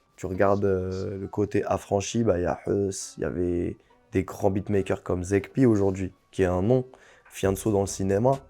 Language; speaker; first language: French; non-native, local second language; Arabic